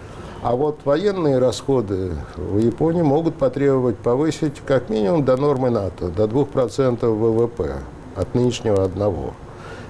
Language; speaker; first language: Russian; native; Russian